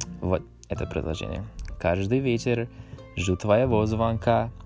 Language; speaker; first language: Russian; non-native, learner; English